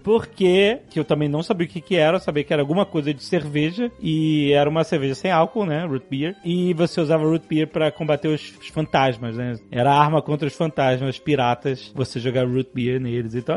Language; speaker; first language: Portuguese; native; Portuguese